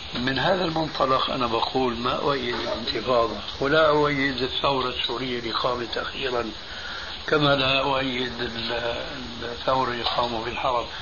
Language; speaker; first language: Arabic; early bilingual, other home language; Albanian